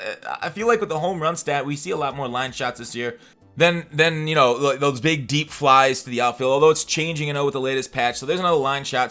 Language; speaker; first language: English; native; English